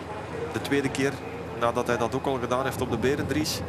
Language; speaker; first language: Dutch; native; Dutch